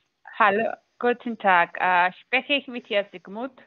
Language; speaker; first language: German; non-native, fluent; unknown